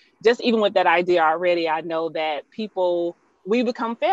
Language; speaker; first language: English; native; English